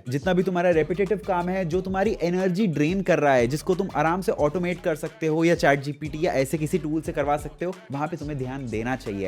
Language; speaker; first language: Hindi; native; Hindi